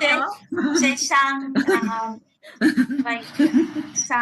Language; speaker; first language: French; non-native, learner; Vietnamese